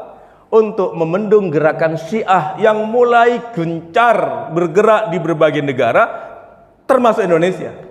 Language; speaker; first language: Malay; non-native, local second language; Javanese